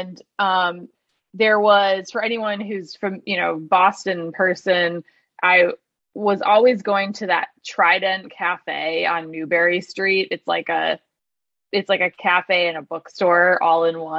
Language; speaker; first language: English; native; English